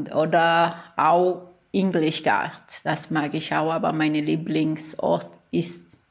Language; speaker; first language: German; non-native, learner; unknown